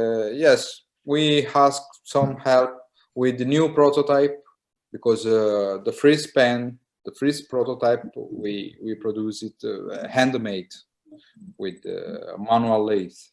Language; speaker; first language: English; non-native, learner; Italian